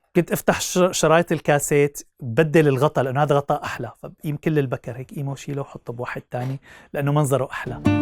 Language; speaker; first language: Arabic; native; Arabic